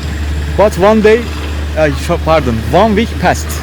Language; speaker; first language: English; non-native, learner; Turkish